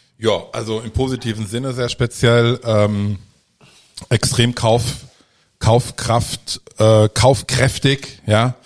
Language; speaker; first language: German; early bilingual, other home language; Italian